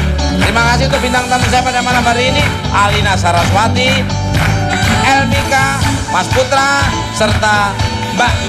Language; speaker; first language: Indonesian; native; Indonesian